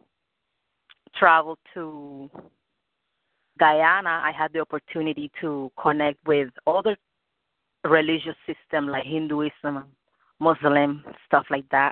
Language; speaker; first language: English; non-native, fluent; Spanish